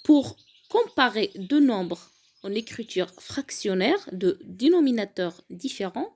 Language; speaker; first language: French; non-native, local second language; Arabic